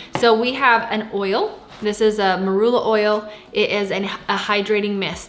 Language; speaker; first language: English; native; English